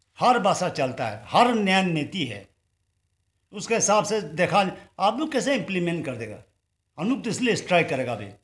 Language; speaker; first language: Hindi; non-native, local second language; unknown